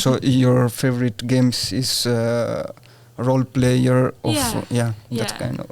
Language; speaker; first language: English; non-native, learner; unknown